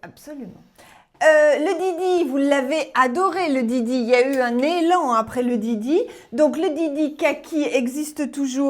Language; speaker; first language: French; native; French